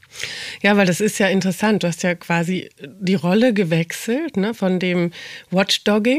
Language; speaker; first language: German; native; German